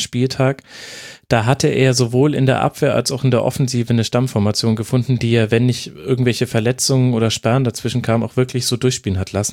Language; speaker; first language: German; native; German